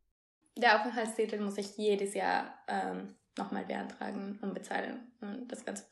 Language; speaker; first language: German; non-native, fluent; Spanish